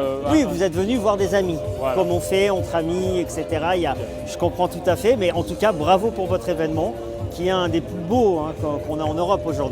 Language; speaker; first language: French; native; French